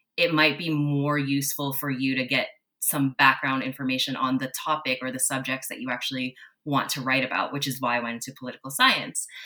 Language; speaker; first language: English; native; English